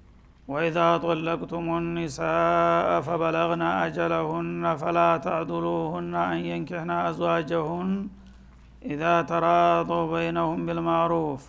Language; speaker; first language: Arabic; non-native, fluent; Amharic